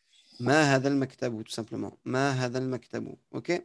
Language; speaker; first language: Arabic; non-native, fluent; French